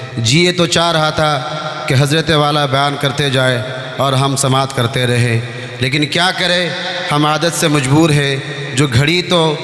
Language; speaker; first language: Urdu; non-native, local second language; Bangla